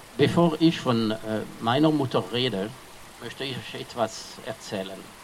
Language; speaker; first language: German; non-native, fluent; French